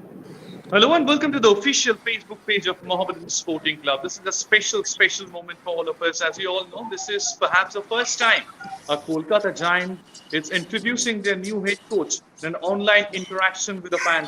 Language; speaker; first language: English; non-native, local second language; Bangla